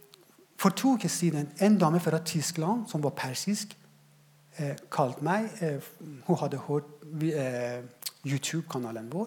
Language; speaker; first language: Swedish; non-native, learner; Persian